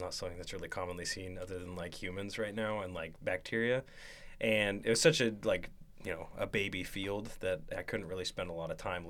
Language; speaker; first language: English; native; English